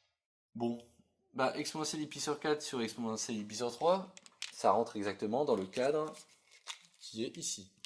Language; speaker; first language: French; native; French